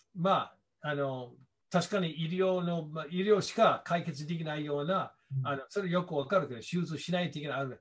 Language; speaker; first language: Japanese; non-native, fluent; English